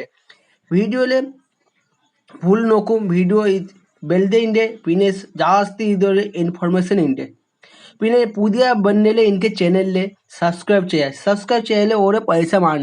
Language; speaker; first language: Malayalam; non-native, learner; Hindi